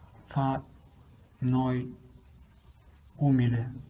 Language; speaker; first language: Italian; non-native, learner; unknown